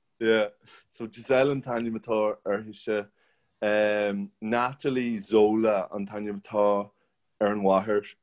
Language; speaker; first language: Irish; non-native, local second language; English